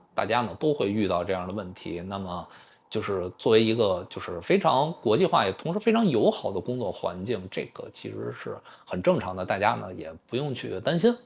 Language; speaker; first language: Chinese; native; Chinese